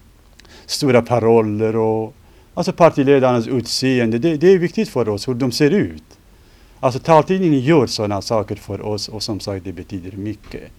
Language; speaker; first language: Swedish; non-native, fluent; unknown